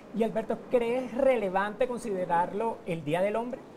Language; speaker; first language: Spanish; native; Spanish